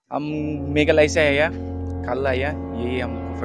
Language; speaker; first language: Hindi; non-native, local second language; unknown